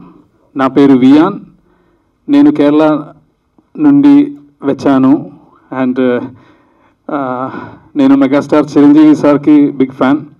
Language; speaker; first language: Telugu; non-native, learner; Malayalam